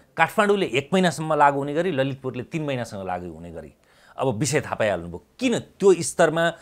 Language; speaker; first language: Nepali; native; Nepali